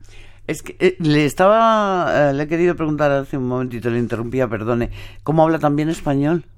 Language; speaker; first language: Spanish; native; Spanish